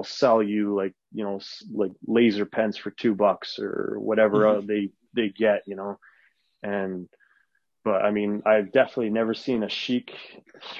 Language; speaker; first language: English; non-native, fluent; Arabic